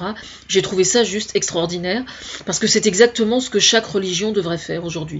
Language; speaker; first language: French; native; French